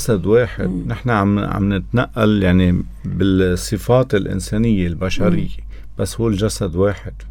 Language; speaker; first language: Arabic; native; Arabic